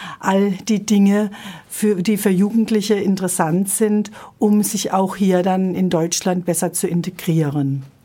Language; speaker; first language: German; native; German